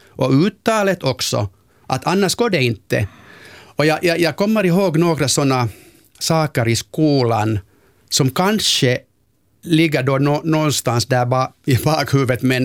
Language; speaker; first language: Swedish; non-native, local second language; Finnish